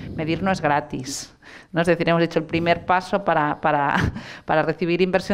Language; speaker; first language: Spanish; non-native, local second language; Catalan